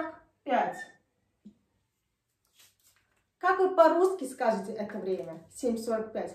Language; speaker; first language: Russian; native; Russian